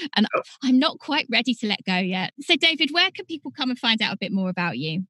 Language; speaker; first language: English; native; English